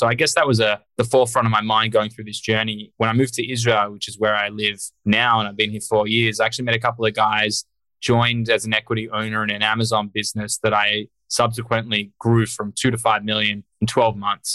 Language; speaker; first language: English; native; English